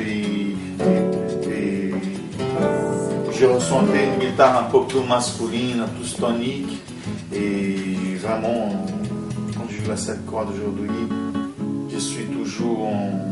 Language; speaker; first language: French; non-native, fluent; Portuguese